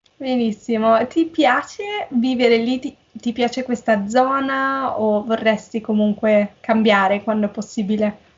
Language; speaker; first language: Italian; native; Italian